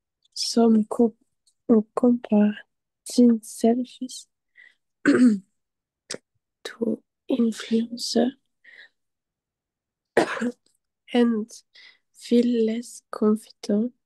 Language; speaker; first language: English; non-native, learner; French